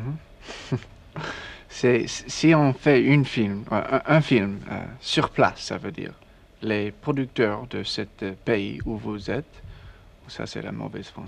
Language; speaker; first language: French; non-native, learner; English